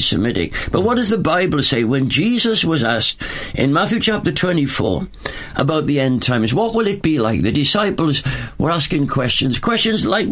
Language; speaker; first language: English; native; English